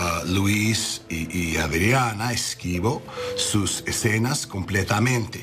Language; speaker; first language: Spanish; non-native, learner; English